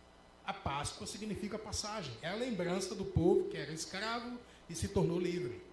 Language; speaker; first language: Portuguese; native; Portuguese